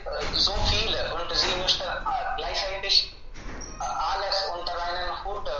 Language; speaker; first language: German; non-native, learner; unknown